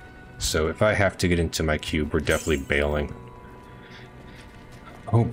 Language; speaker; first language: English; native; English